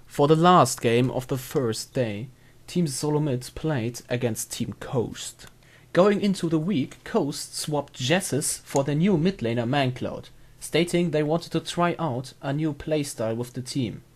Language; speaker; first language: English; non-native, fluent; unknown